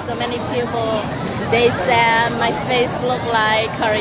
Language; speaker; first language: English; non-native, learner; Vietnamese